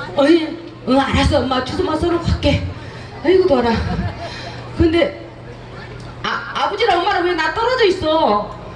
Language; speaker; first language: Korean; non-native, fluent; Thai